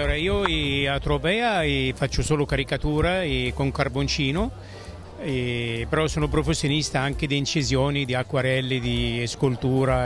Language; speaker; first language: Italian; non-native, fluent; Arabic